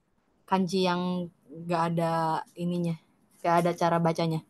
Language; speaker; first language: Indonesian; non-native, learner; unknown